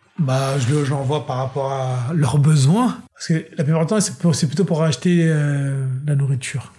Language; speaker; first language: French; early bilingual, other home language; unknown